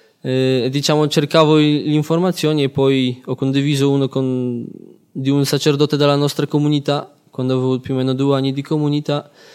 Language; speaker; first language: Italian; non-native, fluent; Polish